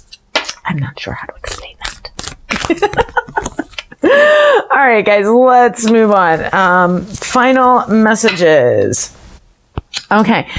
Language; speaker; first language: English; native; English